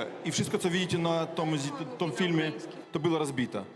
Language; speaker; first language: Polish; non-native, learner; Ukrainian